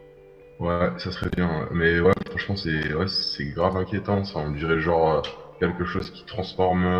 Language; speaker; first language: French; native; French